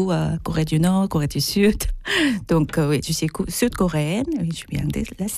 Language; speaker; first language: French; non-native, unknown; Korean